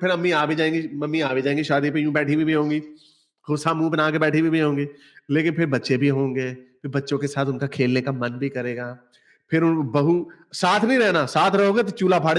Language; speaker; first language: Hindi; native; Hindi